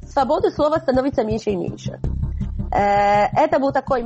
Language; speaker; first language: Russian; non-native, fluent; Polish